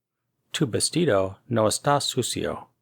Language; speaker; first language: Spanish; non-native, fluent; English